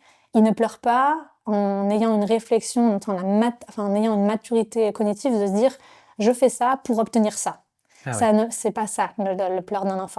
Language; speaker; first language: French; native; French